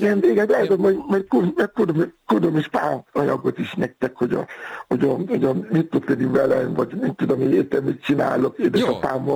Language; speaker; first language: Hungarian; non-native, fluent; Yoruba